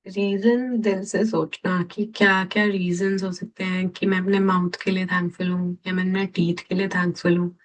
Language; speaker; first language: Hindi; native; Hindi